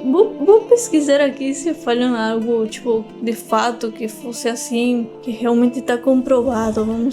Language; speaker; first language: Portuguese; non-native, fluent; Spanish